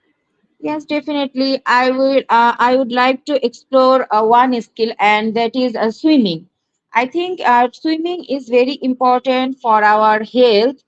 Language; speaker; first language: English; non-native, learner; Bangla